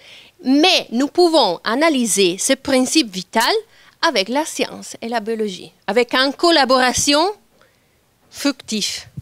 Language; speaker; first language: French; non-native, fluent; Italian